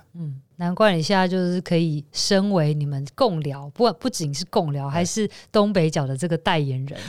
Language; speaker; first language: Chinese; native; Chinese